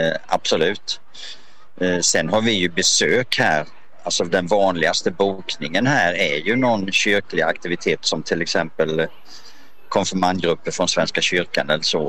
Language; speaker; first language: Swedish; native; Swedish